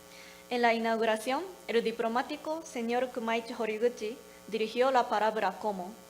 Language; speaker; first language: Spanish; non-native, learner; Japanese